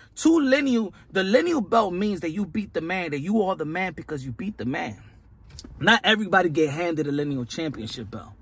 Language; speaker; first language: English; early bilingual, other home language; Spanish